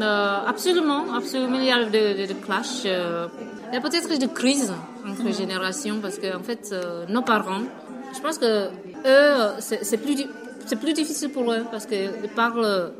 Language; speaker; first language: French; non-native, fluent; Vietnamese